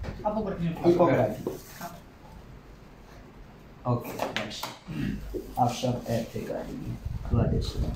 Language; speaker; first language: Greek; non-native, learner; Urdu